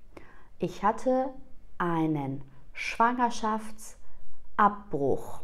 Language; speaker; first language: German; non-native, fluent; Persian